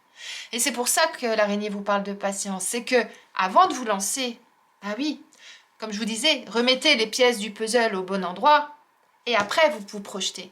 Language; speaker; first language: French; native; French